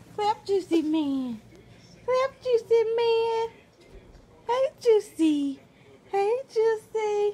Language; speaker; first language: English; native; English